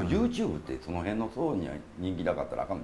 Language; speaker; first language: Japanese; native; Japanese